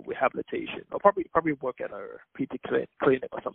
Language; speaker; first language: English; non-native, local second language; Cantonese